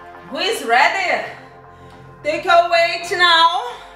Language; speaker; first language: English; non-native, fluent; Portuguese